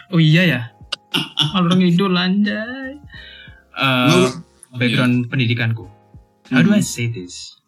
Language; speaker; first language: Indonesian; non-native, local second language; Javanese